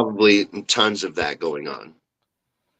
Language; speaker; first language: English; native; English